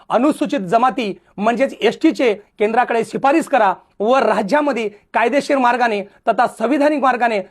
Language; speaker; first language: Marathi; non-native, local second language; Lambadi